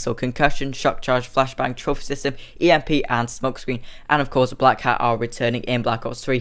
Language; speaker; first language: English; native; English